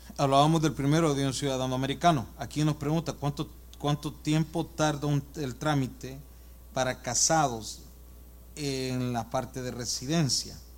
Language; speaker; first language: Spanish; native; Spanish